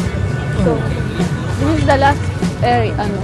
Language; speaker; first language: English; non-native, local second language; Filipino